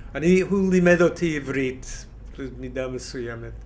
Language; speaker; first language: Hebrew; non-native, fluent; Spanish